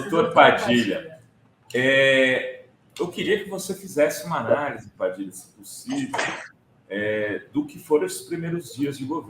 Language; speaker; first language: Portuguese; native; Portuguese